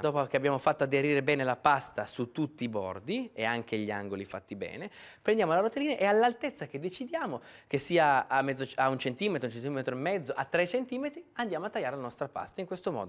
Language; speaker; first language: Italian; native; Italian